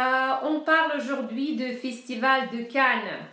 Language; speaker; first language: French; non-native, fluent; Russian